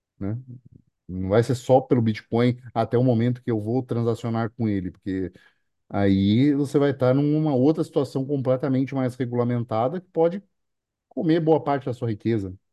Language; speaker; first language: Portuguese; native; Portuguese